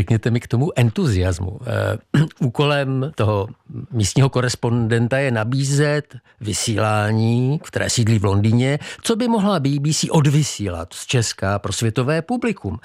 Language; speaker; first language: Czech; native; Czech